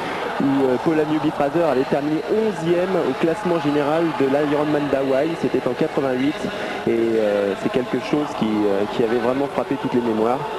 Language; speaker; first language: French; native; French